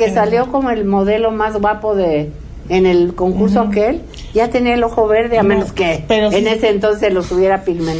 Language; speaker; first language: Spanish; native; Spanish